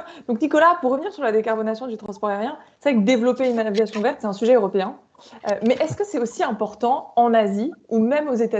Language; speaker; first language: French; native; French